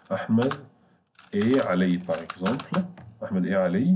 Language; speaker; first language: French; non-native, fluent; Arabic